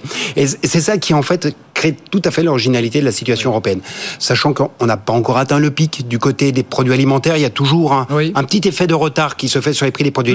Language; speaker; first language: French; native; French